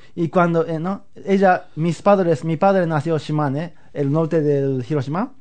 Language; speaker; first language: Spanish; non-native, learner; Japanese